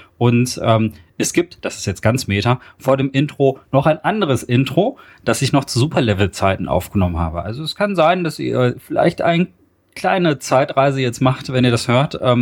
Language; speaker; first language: German; native; German